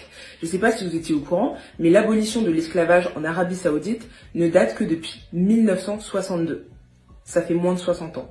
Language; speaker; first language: French; native; French